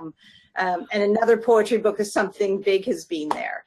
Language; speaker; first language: English; native; English